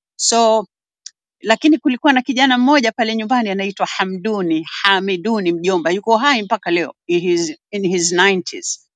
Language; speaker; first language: Swahili; native; Swahili